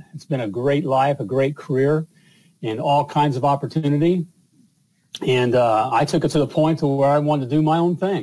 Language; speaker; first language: English; native; English